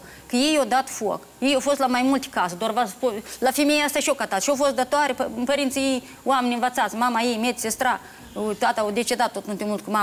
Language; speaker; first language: Romanian; native; Romanian